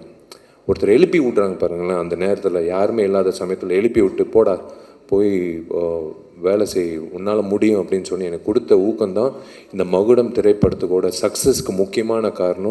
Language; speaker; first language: Tamil; native; Tamil